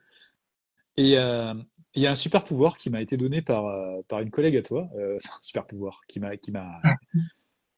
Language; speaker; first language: French; native; French